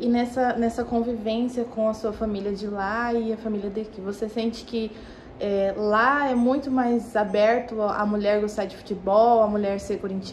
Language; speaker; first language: Portuguese; native; Portuguese